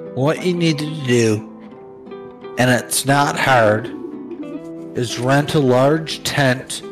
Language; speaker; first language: English; native; English